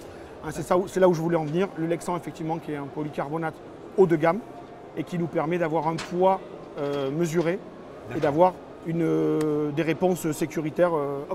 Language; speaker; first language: French; native; French